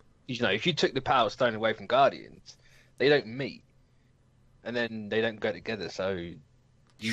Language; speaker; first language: English; native; English